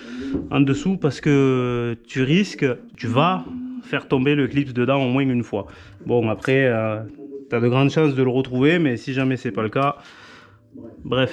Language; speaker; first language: French; native; French